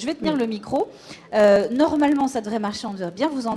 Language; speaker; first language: French; native; French